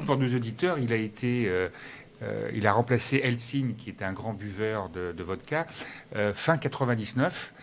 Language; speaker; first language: French; native; French